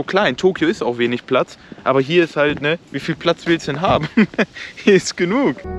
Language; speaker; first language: German; native; German